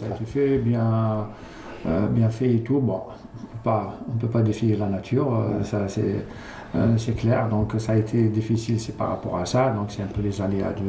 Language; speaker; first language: French; non-native, local second language; Arabic